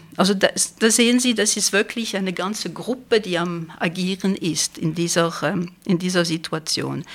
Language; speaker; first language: German; non-native, fluent; French